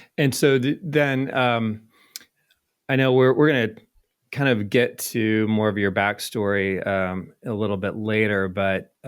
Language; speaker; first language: English; native; English